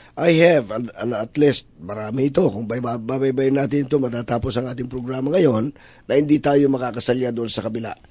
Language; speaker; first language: Filipino; non-native, local second language; Iloko